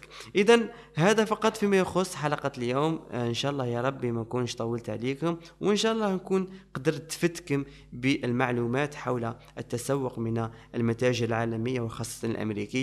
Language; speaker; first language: Arabic; native; Arabic